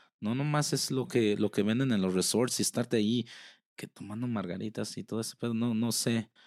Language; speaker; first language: Spanish; early bilingual, heritage; Spanish